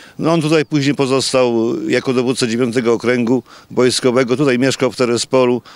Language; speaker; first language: Polish; native; Polish